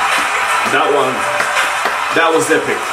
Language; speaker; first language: English; native; English